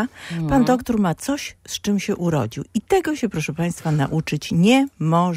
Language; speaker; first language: Polish; native; Polish